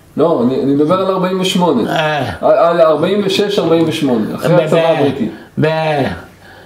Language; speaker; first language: Hebrew; native; Hebrew